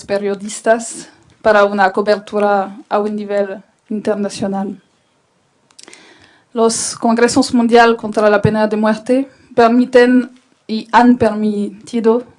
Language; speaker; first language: Spanish; non-native, fluent; French